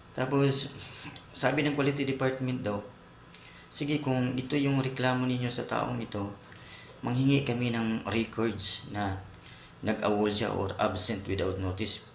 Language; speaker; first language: Filipino; non-native, local second language; Cebuano